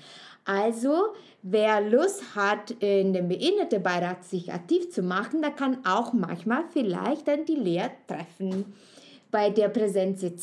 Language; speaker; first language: German; non-native, fluent; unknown